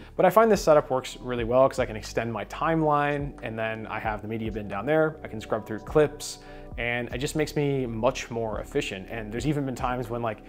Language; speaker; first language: English; native; English